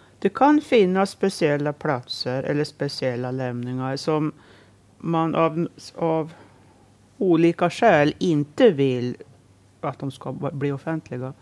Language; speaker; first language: Swedish; native; Swedish